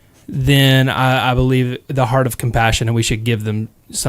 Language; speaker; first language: English; native; English